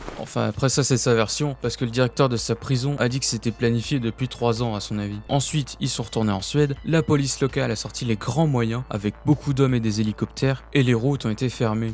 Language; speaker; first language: French; native; French